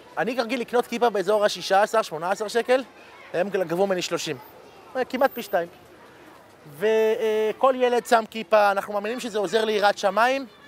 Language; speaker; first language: Hebrew; early bilingual, other home language; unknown